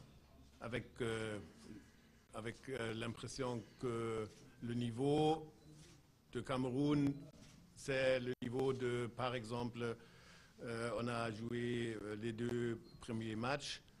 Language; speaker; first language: French; non-native, fluent; German